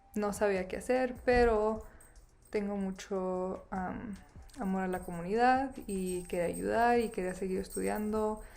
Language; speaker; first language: Spanish; early bilingual, other home language; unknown